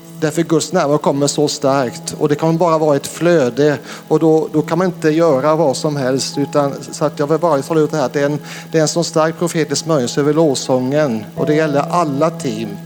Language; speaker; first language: Swedish; native; Swedish